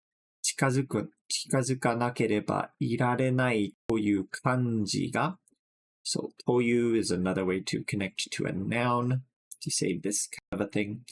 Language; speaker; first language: Japanese; non-native, fluent; English